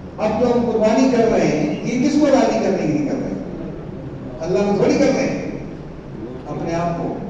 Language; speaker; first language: Urdu; non-native, local second language; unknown